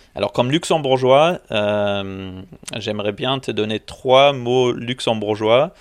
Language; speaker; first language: French; non-native, local second language; English